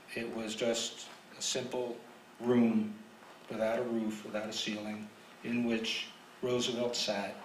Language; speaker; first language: English; native; English